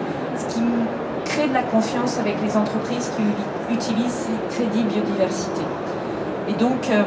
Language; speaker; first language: French; native; French